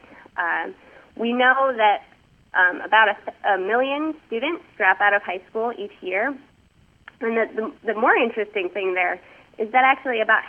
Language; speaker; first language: English; native; English